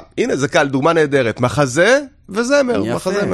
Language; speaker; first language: Hebrew; native; Hebrew